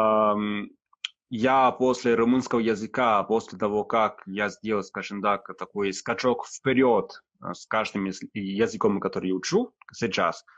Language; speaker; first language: Russian; non-native, fluent; Italian